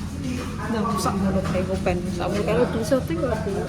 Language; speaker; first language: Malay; non-native, local second language; Javanese